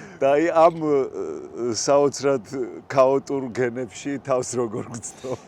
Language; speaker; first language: Georgian; native; Georgian